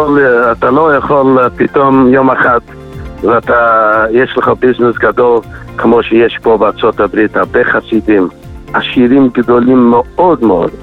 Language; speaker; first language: Hebrew; non-native, fluent; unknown